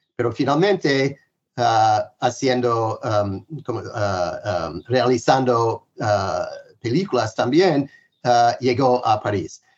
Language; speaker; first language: Spanish; non-native, fluent; English